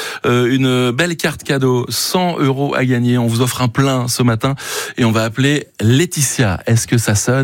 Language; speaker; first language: French; native; French